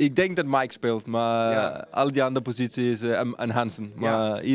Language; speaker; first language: Dutch; non-native, fluent; Danish